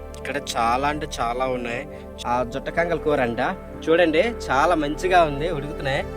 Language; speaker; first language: Telugu; non-native, local second language; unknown